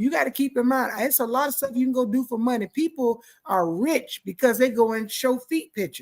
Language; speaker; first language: English; native; English